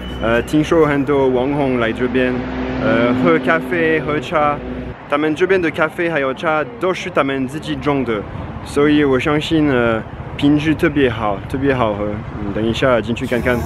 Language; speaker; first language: Chinese; non-native, fluent; French